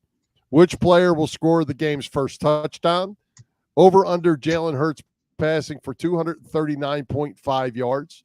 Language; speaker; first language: English; native; English